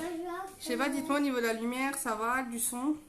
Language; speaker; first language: French; native; French